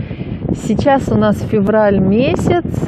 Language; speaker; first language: Russian; native; Russian